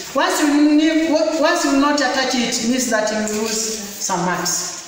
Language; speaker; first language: English; non-native, local second language; Swahili